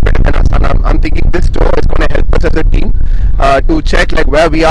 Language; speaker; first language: English; non-native, local second language; Tamil